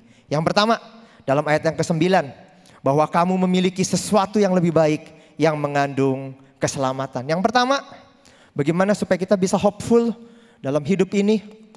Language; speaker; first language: Indonesian; native; Indonesian